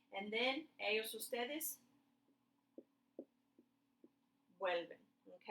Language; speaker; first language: Spanish; non-native, fluent; English